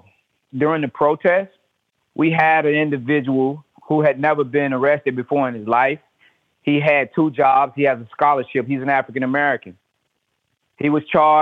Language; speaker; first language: English; native; English